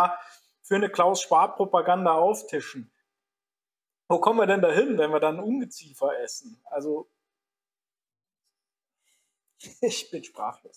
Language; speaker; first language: German; native; German